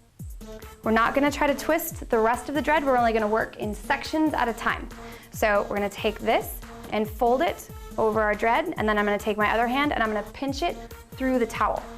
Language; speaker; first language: English; native; English